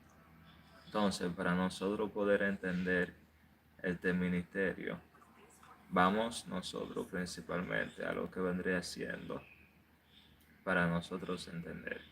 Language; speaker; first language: Spanish; native; Spanish